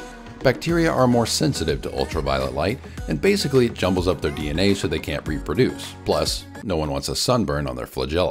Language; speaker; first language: English; native; English